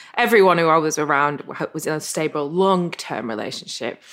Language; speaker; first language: English; native; English